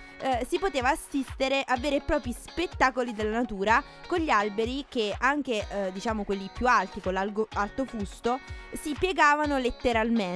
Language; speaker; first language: Italian; native; Italian